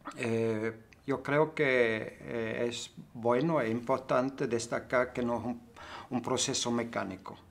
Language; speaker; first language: Spanish; non-native, fluent; German